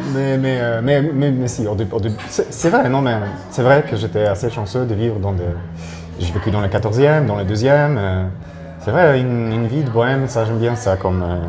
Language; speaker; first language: French; non-native, fluent; Polish